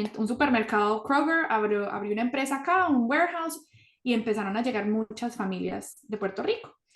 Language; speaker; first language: Spanish; early bilingual, heritage; Spanish